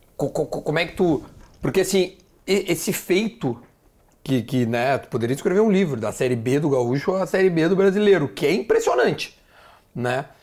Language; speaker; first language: Portuguese; native; Portuguese